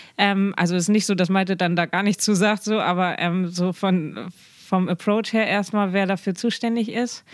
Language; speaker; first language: German; native; German